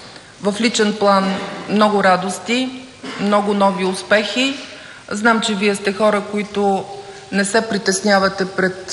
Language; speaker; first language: Bulgarian; native; Bulgarian